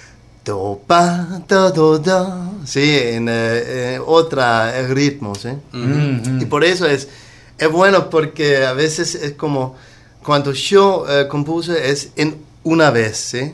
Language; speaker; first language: Spanish; non-native, learner; Danish